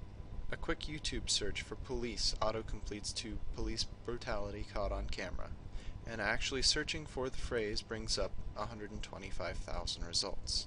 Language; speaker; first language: English; native; English